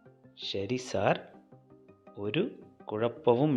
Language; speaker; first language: Malayalam; non-native, fluent; Telugu